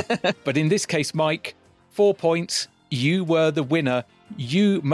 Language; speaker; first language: English; native; English